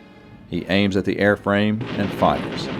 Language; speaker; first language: English; native; English